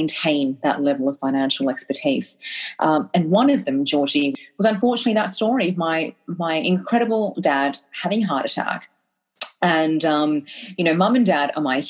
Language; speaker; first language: English; native; English